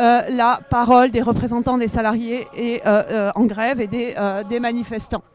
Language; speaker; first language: French; native; French